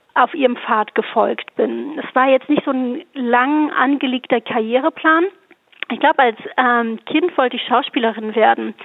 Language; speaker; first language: German; native; German